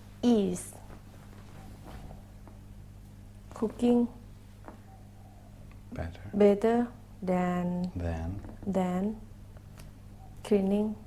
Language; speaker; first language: English; non-native, learner; Thai